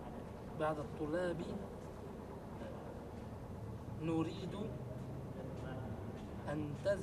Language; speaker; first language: Arabic; non-native, learner; French